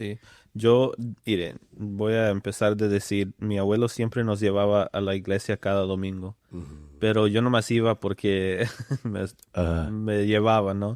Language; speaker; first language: Spanish; early bilingual, other home language; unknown